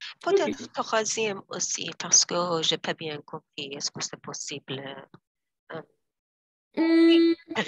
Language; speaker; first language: French; non-native, learner; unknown